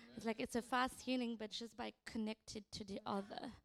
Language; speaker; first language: English; non-native, fluent; French